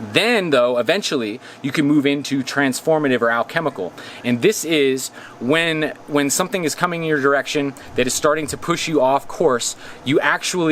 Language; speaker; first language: English; native; English